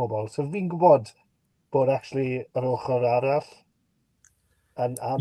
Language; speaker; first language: Welsh; native; Welsh